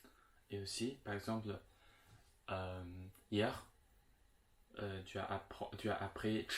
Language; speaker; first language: French; non-native, fluent; Chinese